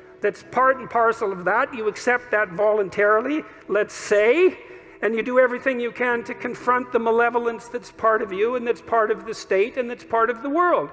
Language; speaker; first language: English; native; English